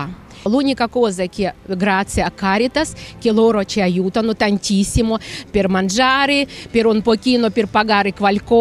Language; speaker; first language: Italian; non-native, fluent; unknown